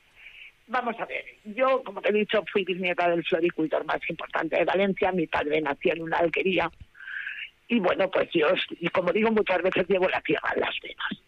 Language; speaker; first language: Spanish; native; Spanish